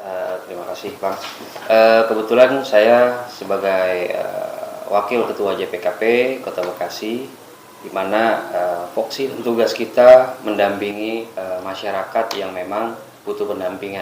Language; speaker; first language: Indonesian; native; Indonesian